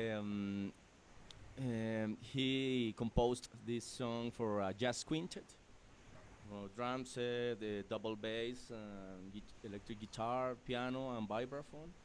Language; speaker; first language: English; non-native, learner; Spanish